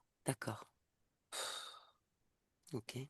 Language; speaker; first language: French; native; French